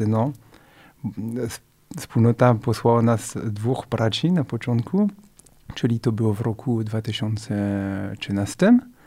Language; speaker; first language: Polish; non-native, fluent; French